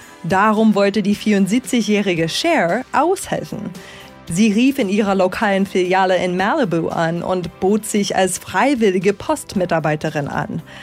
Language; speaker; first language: German; native; German